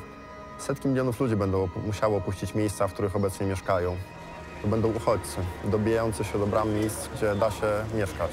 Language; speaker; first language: Polish; native; Polish